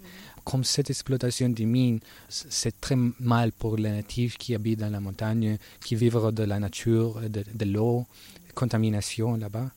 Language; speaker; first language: French; non-native, learner; Spanish